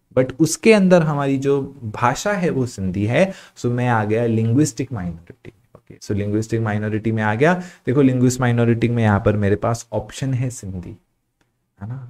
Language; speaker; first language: Hindi; non-native, local second language; Sindhi